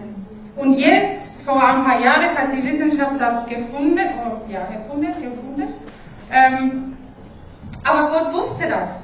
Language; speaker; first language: German; non-native, fluent; Spanish